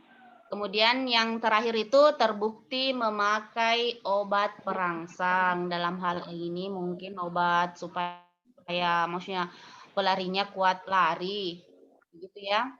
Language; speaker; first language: Indonesian; non-native, local second language; Buginese